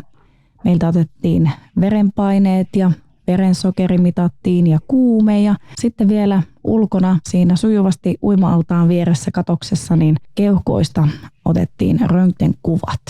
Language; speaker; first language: Finnish; native; Finnish